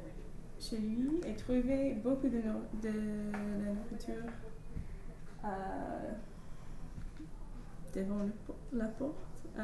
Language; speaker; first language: French; non-native, learner; English